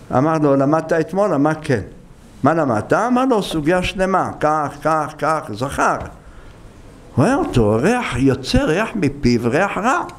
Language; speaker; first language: Hebrew; native; Hebrew